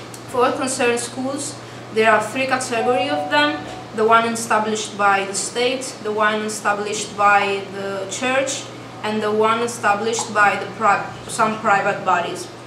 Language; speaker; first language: English; non-native, fluent; Italian